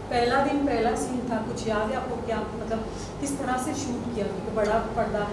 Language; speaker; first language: Hindi; native; Hindi